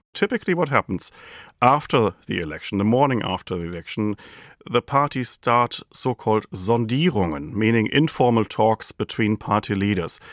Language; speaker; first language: English; non-native, fluent; German